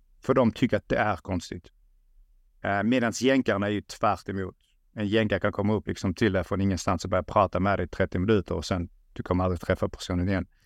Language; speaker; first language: Swedish; early bilingual, other home language; Russian